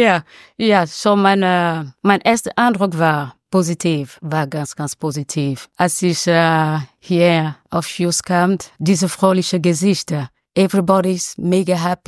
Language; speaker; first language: German; non-native, learner; French